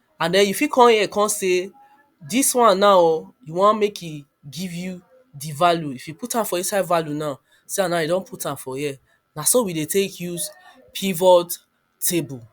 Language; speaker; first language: Nigerian Pidgin; non-native, local second language; Yoruba